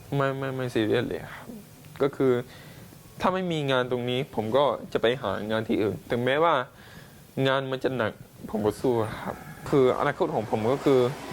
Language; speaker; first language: Thai; non-native, local second language; Pattani Malay